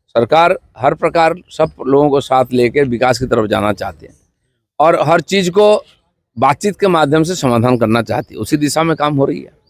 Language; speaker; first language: Hindi; non-native, local second language; Bangla